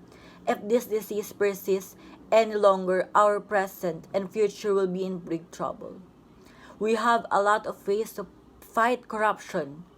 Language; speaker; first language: English; non-native, local second language; Filipino